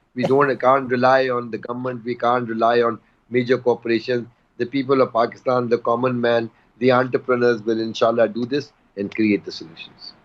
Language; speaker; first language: English; non-native, local second language; Urdu